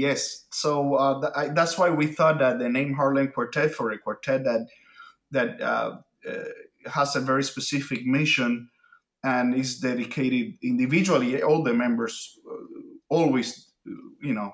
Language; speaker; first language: English; non-native, fluent; Spanish